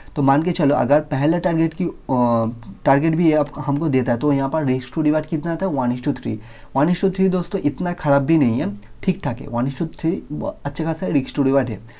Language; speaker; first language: Hindi; non-native, local second language; Bangla